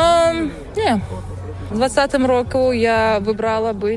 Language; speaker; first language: Polish; non-native, learner; Russian